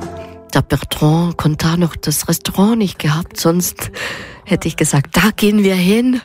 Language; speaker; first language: German; native; German